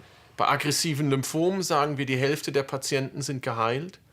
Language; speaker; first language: German; native; German